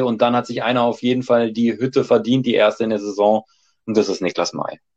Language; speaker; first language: German; native; German